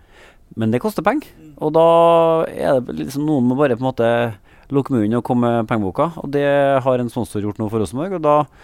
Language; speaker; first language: Norwegian; native; Norwegian